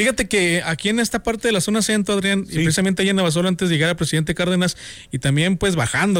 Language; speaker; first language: Spanish; native; Spanish